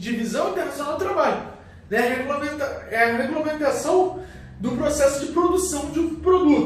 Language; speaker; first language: Portuguese; native; Portuguese